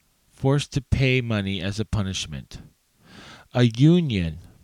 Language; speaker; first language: English; native; English